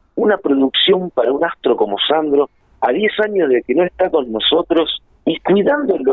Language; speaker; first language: Spanish; native; Spanish